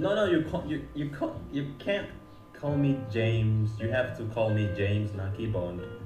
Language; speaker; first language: English; non-native, fluent; Indonesian